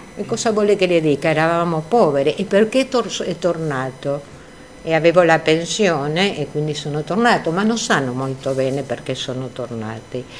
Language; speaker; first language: Italian; non-native, fluent; Spanish